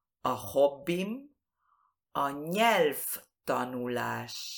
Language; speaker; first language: Hungarian; early bilingual, heritage; Spanish